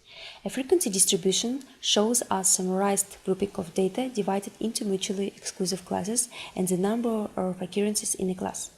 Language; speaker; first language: English; non-native, fluent; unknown